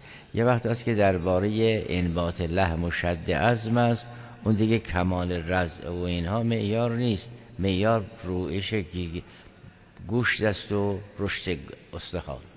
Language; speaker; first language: Persian; native; Persian